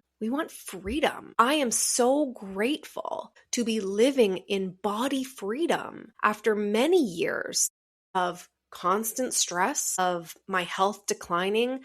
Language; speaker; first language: English; native; English